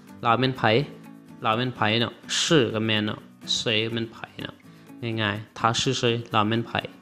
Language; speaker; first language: Chinese; non-native, fluent; Lao